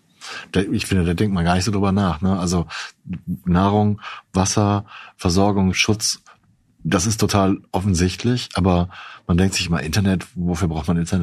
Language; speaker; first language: German; native; German